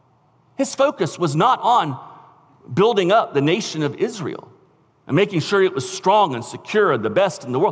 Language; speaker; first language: English; native; English